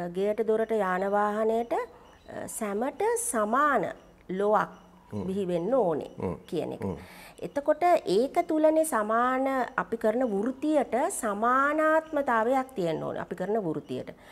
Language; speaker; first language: Sinhala; native; Sinhala